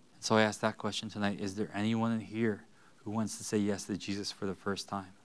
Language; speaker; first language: English; native; English